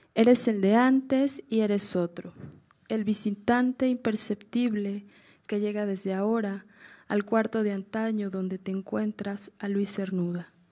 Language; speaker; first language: Spanish; native; Spanish